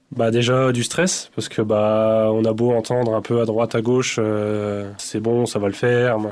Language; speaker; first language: French; native; French